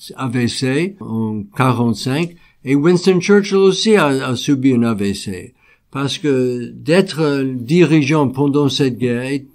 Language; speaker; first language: French; non-native, fluent; English